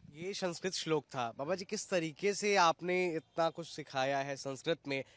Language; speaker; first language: Hindi; native; Hindi